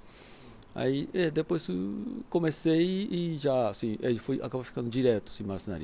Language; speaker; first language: Portuguese; non-native, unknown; Japanese